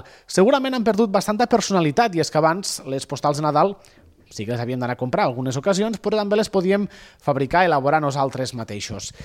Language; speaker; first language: Catalan; native; Catalan